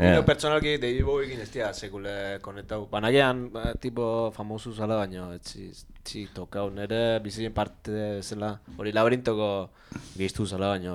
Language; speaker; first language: Basque; native; Basque